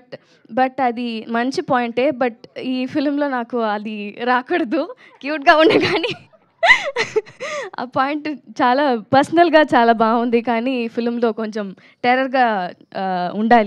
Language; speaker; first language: Telugu; non-native, learner; Tamil